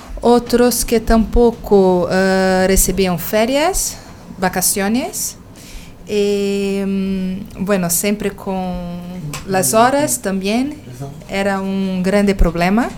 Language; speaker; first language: Spanish; non-native, learner; Portuguese